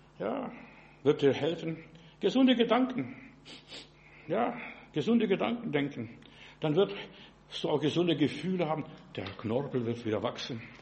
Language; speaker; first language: German; non-native, fluent; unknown